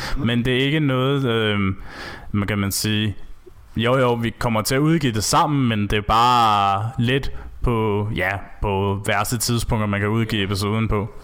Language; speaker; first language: Danish; native; Danish